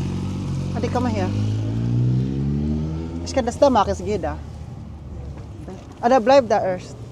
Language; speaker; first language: German; non-native, learner; Filipino